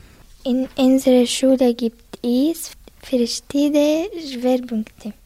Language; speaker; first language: German; non-native, learner; Arabic